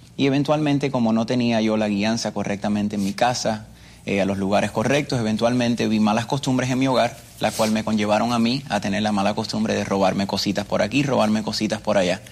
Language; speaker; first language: Spanish; early bilingual, other home language; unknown